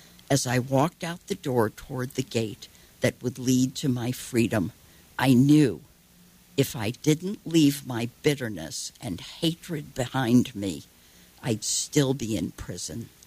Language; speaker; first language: English; native; English